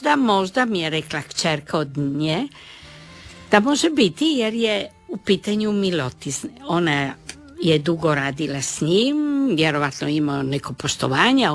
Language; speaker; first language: Bosnian; non-native, local second language; Italian